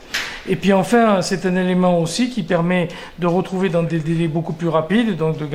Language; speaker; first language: French; native; French